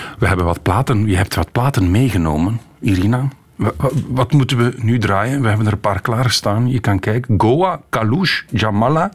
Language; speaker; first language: Dutch; native; Dutch